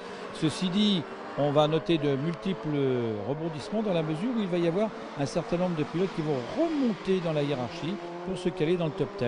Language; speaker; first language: French; native; French